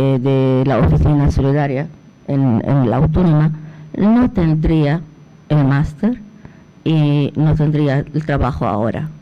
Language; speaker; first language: Spanish; non-native, fluent; Arabic